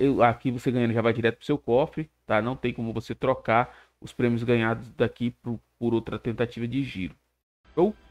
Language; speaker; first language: Portuguese; native; Portuguese